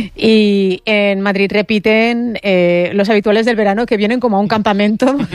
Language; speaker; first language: Spanish; native; Spanish